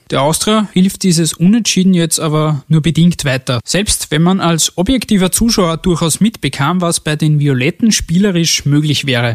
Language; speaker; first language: German; native; German